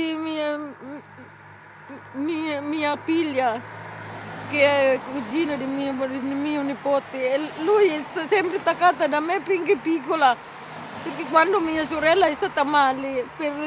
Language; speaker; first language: Italian; non-native, learner; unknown